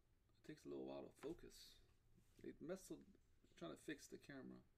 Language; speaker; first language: English; native; English